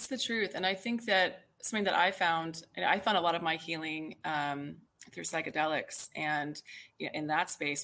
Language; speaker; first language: English; native; English